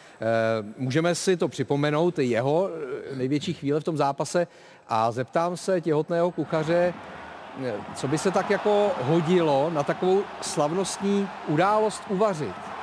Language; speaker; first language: Czech; native; Czech